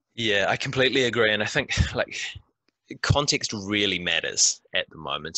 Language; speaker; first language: English; native; English